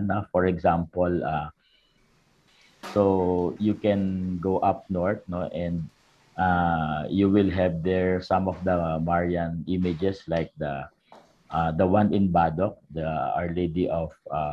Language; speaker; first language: English; non-native, local second language; Filipino